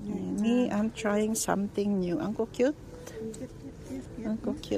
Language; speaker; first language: Filipino; native; Filipino